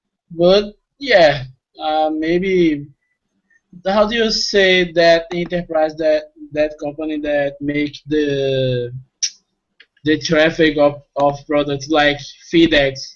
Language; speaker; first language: English; non-native, fluent; Portuguese